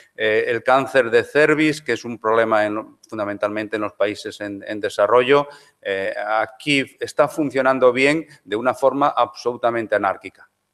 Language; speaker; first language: Spanish; non-native, local second language; Galician